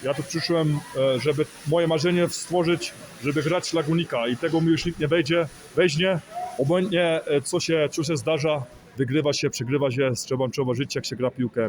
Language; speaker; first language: Polish; early bilingual, heritage; Polish